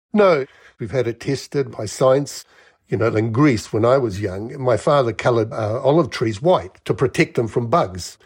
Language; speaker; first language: English; native; English